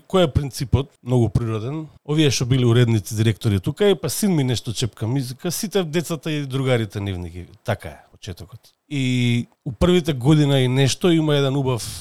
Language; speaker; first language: Macedonian; native; Macedonian